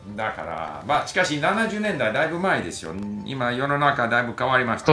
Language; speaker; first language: Japanese; non-native, fluent; English